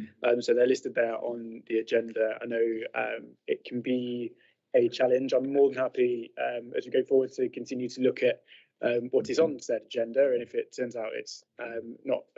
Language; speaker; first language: English; native; English